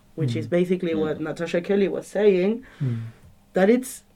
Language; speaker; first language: English; non-native, fluent; Spanish